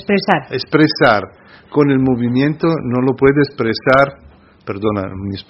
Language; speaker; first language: Spanish; non-native, fluent; Italian